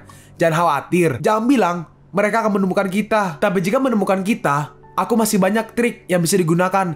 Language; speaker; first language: Indonesian; native; Indonesian